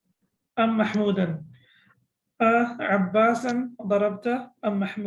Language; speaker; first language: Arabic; non-native, fluent; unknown